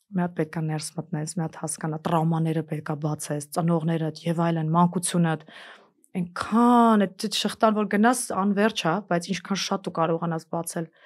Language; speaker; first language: Armenian; early bilingual, heritage; Armenian